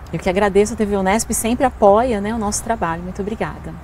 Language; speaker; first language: Portuguese; native; Portuguese